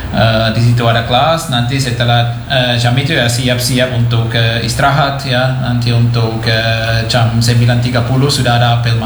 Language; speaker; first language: Indonesian; non-native, fluent; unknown